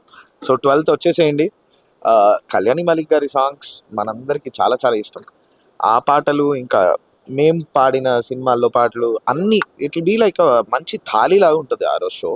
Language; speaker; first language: Telugu; native; Telugu